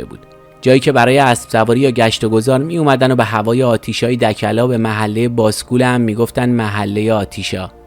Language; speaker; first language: Persian; native; Persian